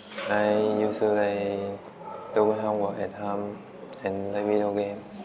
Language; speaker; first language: English; non-native, learner; Vietnamese